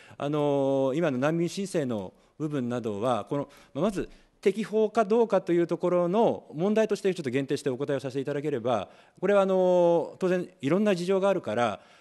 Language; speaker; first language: Japanese; native; Japanese